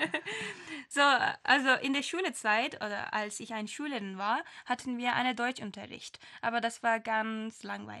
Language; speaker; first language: German; non-native, fluent; Turkish